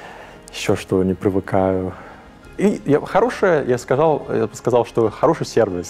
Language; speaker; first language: Russian; early bilingual, heritage; English